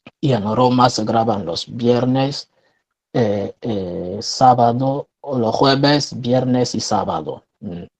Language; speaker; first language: Spanish; non-native, fluent; French